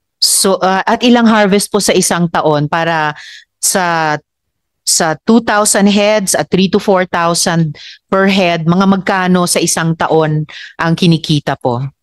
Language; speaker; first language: Filipino; native; Filipino